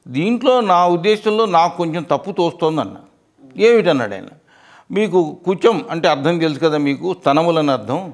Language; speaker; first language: Telugu; native; Telugu